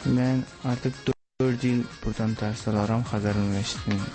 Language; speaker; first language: Azerbaijani; non-native, learner; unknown